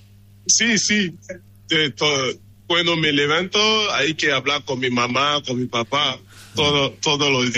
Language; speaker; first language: Spanish; non-native, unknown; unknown